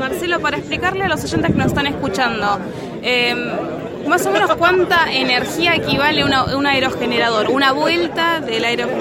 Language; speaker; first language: Spanish; native; Spanish